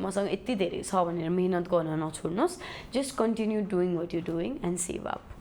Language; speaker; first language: Nepali; native; Nepali